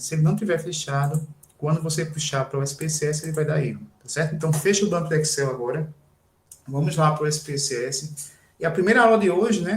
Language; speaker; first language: Portuguese; native; Portuguese